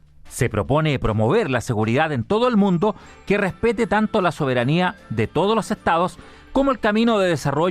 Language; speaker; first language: Spanish; native; Spanish